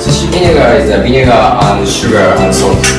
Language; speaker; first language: English; non-native, learner; Japanese